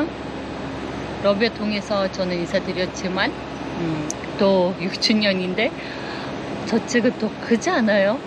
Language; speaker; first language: Korean; non-native, fluent; Uzbek